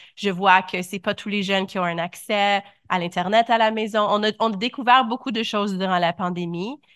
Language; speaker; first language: French; native; French